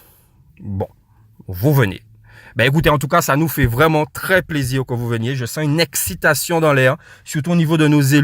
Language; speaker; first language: French; non-native, local second language; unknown